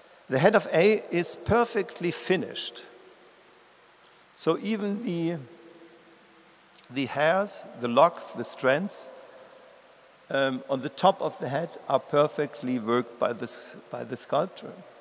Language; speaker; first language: English; non-native, fluent; German